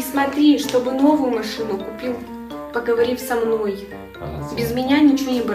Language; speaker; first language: Russian; native; Russian